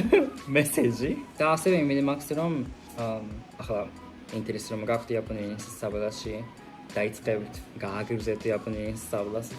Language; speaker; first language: Georgian; non-native, fluent; Japanese